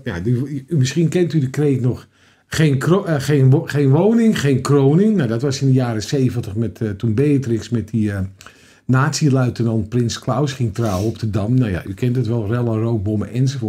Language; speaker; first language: Dutch; native; Dutch